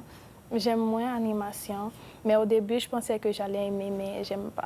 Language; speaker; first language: French; non-native, local second language; Spanish